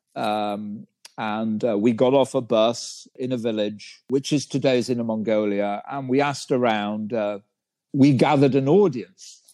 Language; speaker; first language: English; native; English